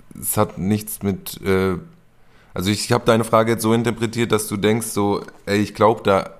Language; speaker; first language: German; native; German